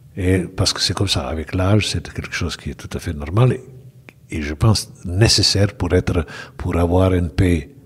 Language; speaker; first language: French; non-native, fluent; Bosnian